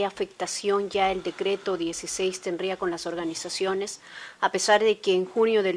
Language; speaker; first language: Spanish; native; Spanish